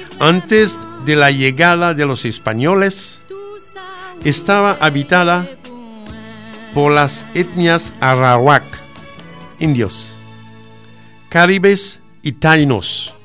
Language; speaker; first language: Spanish; non-native, fluent; Haitian Creole